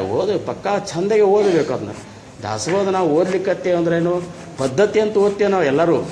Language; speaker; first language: Kannada; native; Kannada